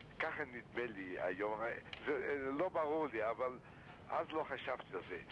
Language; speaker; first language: Hebrew; non-native, fluent; Yiddish